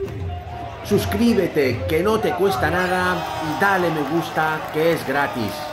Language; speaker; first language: Spanish; native; Spanish